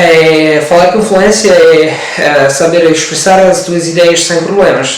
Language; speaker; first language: Portuguese; non-native, learner; Italian